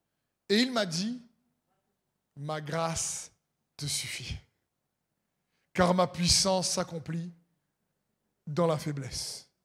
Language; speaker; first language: French; native; French